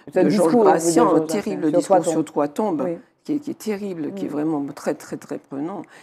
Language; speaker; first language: French; native; French